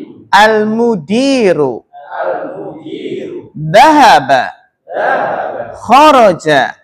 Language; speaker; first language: Arabic; non-native, fluent; Indonesian